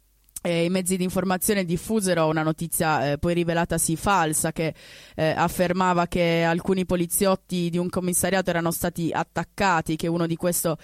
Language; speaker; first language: Italian; native; Italian